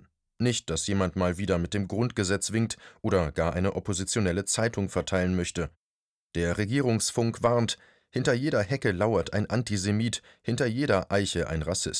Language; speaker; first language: German; native; German